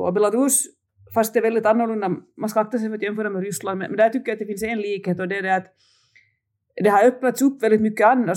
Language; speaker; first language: Swedish; native; Swedish